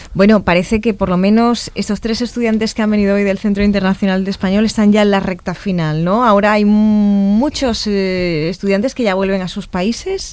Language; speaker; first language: Spanish; native; Spanish